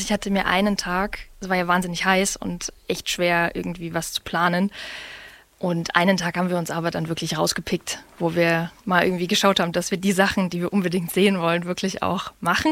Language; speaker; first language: German; native; German